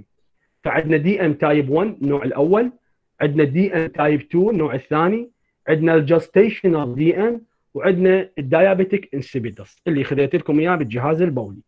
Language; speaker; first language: Arabic; native; Arabic